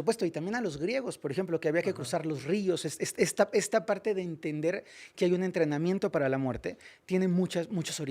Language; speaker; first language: Spanish; native; Spanish